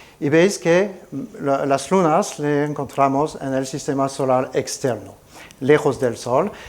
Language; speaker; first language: Spanish; non-native, fluent; French